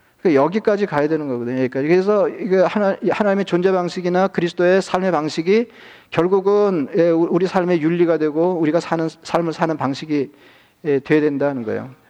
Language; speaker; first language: Korean; native; Korean